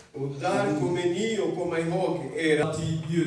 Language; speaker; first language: Swedish; non-native, fluent; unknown